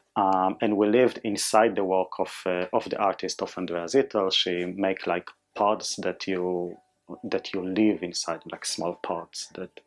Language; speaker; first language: English; non-native, fluent; Hebrew